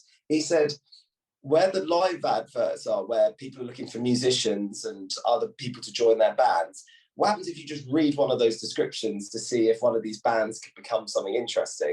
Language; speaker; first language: English; native; English